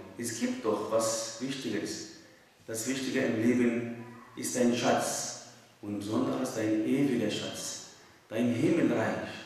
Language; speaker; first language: German; non-native, fluent; Arabic